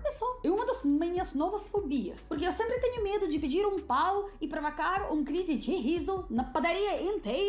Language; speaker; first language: Portuguese; non-native, fluent; Russian